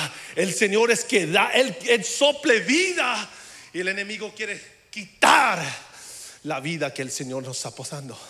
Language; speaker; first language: Spanish; early bilingual, heritage; English